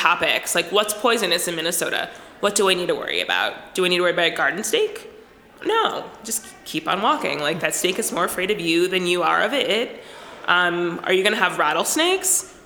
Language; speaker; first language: English; native; English